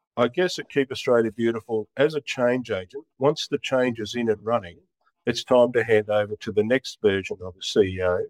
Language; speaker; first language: English; native; English